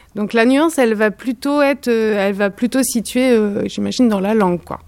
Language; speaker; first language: French; native; French